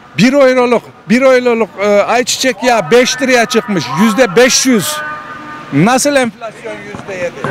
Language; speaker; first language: Turkish; native; Turkish